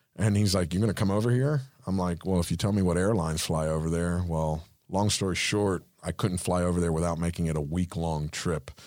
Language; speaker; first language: English; non-native, fluent; Spanish